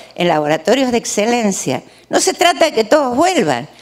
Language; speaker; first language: Spanish; native; Spanish